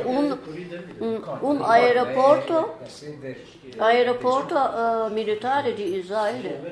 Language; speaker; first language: Italian; non-native, learner; Turkish